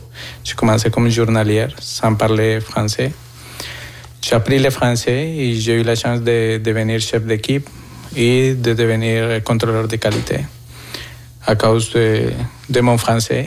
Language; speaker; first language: French; non-native, fluent; Spanish